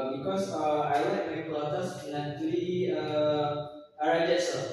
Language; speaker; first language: English; non-native, learner; Indonesian